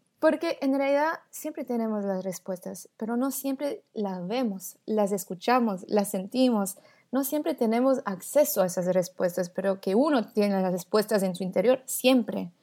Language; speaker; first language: Spanish; non-native, fluent; Portuguese